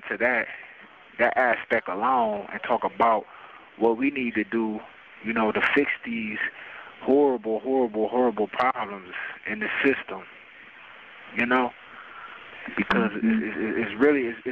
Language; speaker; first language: English; native; English